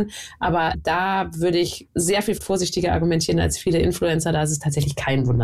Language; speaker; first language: German; native; German